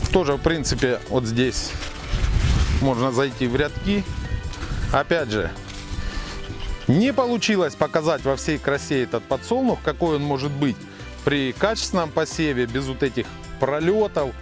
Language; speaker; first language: Russian; native; Russian